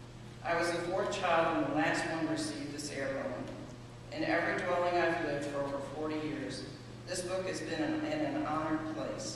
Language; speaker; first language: English; native; English